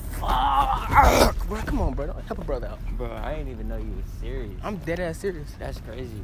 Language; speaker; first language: English; native; English